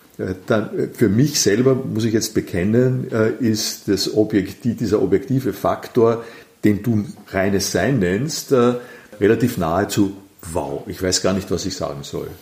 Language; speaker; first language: German; native; German